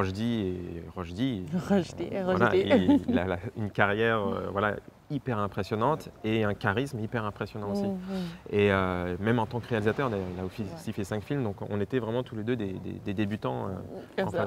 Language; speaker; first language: French; native; French